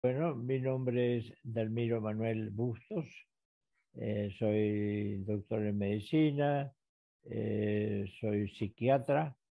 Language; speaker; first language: Spanish; native; Spanish